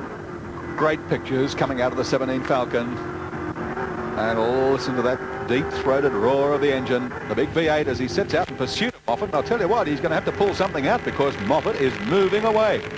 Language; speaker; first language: English; native; English